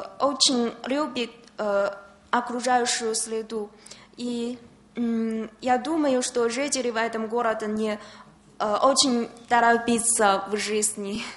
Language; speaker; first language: Russian; non-native, learner; Chinese